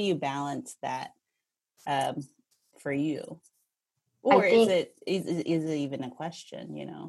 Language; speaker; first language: English; early bilingual, other home language; Filipino